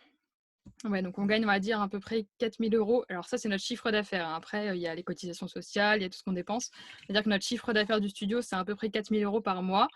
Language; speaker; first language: French; native; French